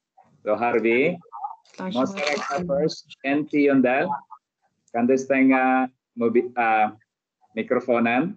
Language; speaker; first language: Swedish; non-native, fluent; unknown